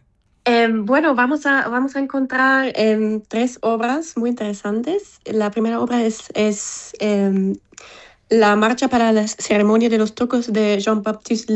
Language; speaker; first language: Spanish; non-native, fluent; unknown